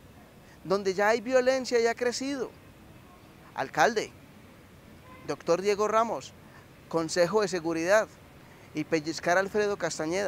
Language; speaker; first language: Spanish; native; Spanish